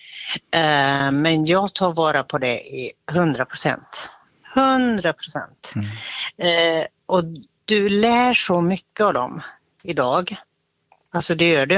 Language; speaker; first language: Swedish; native; Swedish